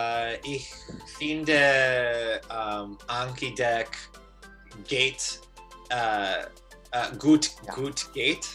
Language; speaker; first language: German; non-native, learner; English